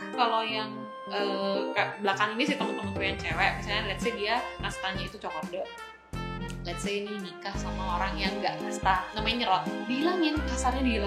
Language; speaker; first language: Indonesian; non-native, local second language; Balinese